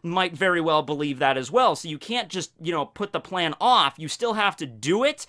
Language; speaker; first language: English; native; English